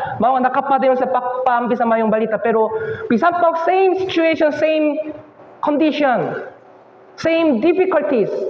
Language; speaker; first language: Cebuano; non-native, fluent; Korean